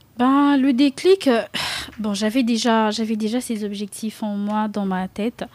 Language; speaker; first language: French; non-native, local second language; Lingala